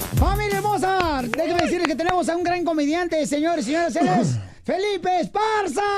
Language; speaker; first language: Spanish; native; Spanish